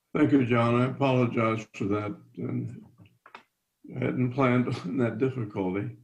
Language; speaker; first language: English; native; English